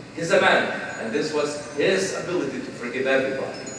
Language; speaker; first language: English; non-native, fluent; Albanian